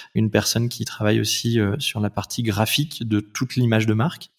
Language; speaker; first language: French; native; French